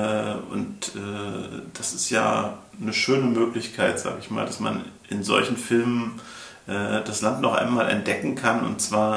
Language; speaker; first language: German; native; German